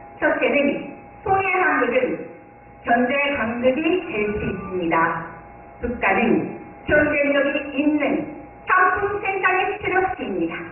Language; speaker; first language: Korean; non-native, fluent; Japanese